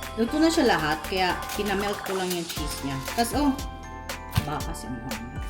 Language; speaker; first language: Filipino; native; Filipino